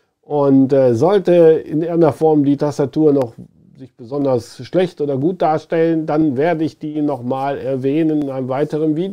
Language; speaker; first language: German; native; German